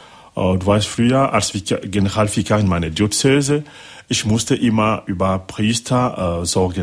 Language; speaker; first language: German; non-native, learner; French